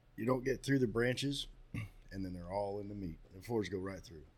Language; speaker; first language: English; native; English